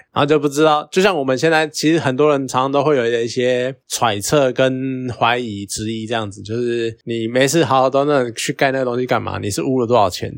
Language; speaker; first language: Chinese; native; Chinese